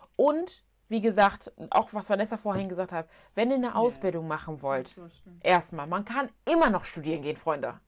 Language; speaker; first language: German; early bilingual, other home language; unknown